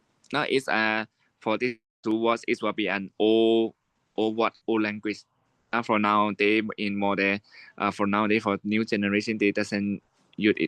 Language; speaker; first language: English; non-native, learner; Shan